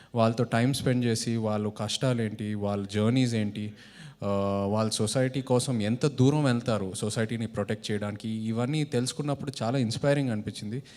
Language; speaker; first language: Telugu; native; Telugu